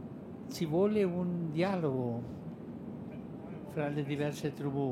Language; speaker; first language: Italian; non-native, fluent; Spanish